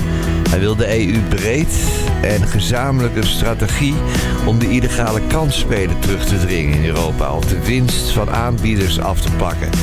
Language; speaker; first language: Dutch; native; Dutch